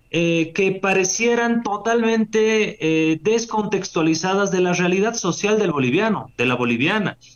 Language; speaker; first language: Spanish; native; Spanish